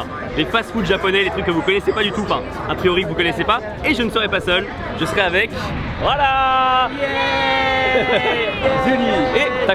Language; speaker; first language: French; native; French